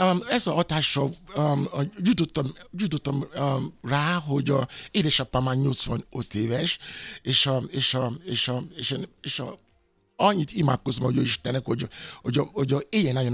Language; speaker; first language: Hungarian; non-native, fluent; Yoruba